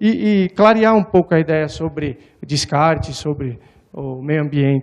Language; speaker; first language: Portuguese; native; Portuguese